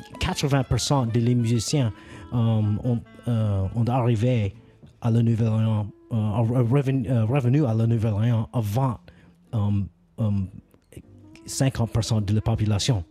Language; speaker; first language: French; non-native, learner; English